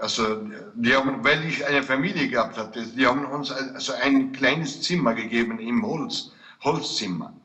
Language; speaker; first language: German; non-native, fluent; Kurdish